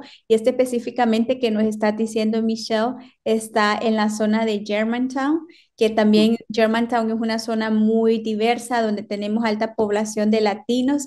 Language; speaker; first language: Spanish; native; Spanish